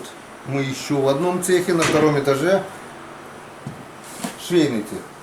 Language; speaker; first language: Russian; native; Russian